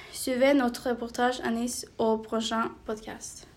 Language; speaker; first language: French; non-native, learner; Norwegian